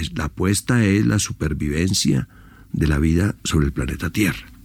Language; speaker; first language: Spanish; native; Spanish